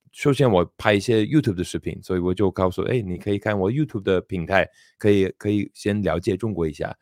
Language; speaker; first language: Chinese; non-native, fluent; English